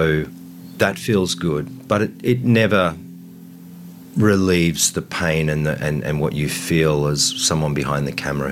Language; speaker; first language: English; native; English